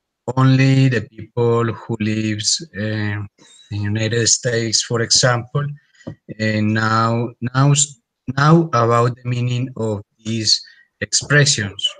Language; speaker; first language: English; non-native, learner; Spanish